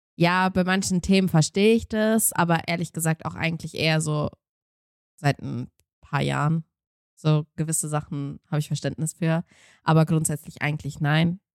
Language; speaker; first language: German; native; German